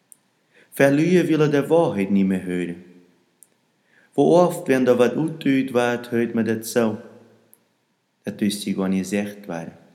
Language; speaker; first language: German; non-native, learner; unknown